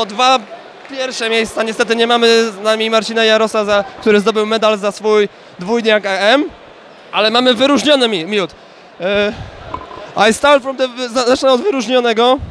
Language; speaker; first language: Polish; native; Polish